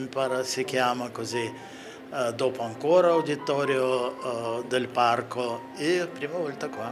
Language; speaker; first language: Italian; non-native, learner; Russian